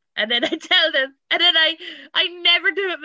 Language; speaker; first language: English; native; English